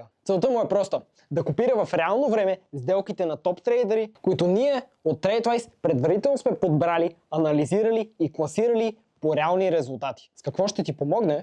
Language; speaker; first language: Bulgarian; native; Bulgarian